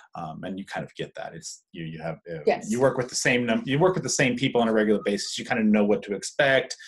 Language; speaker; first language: English; native; English